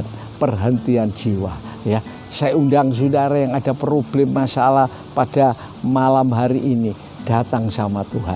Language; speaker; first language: Indonesian; native; Indonesian